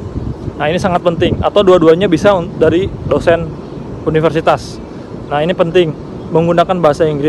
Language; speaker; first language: Indonesian; non-native, local second language; Sundanese